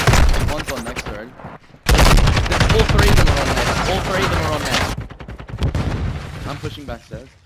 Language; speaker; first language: English; native; English